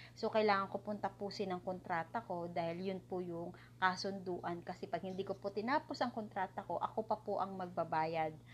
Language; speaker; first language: Filipino; native; Filipino